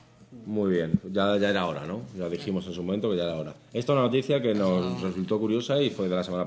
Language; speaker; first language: Spanish; native; Spanish